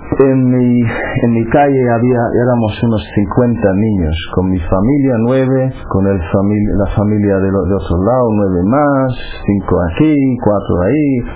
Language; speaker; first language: Spanish; non-native, fluent; English